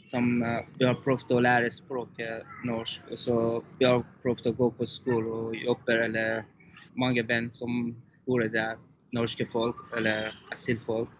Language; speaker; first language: Norwegian; non-native, learner; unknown